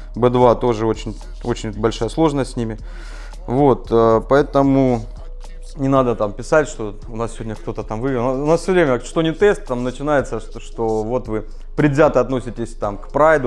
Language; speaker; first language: Russian; native; Russian